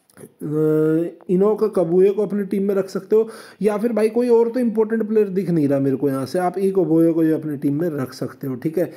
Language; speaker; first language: Hindi; native; Hindi